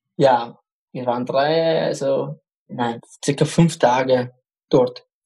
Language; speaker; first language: German; non-native, fluent; Arabic